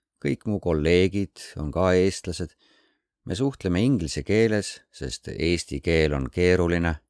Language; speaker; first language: Estonian; non-native, fluent; Korean